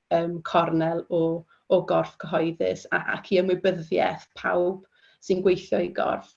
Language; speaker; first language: Welsh; native; Welsh